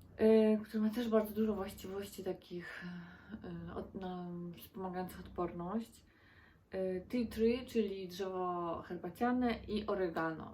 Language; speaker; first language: Polish; native; Polish